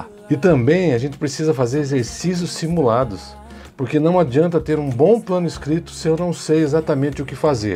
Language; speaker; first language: Portuguese; native; Portuguese